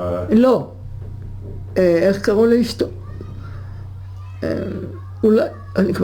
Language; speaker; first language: Hebrew; early bilingual, other home language; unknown